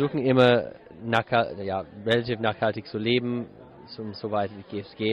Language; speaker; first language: German; non-native, fluent; English